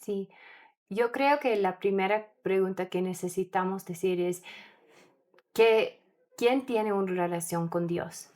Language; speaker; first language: Spanish; non-native, learner; English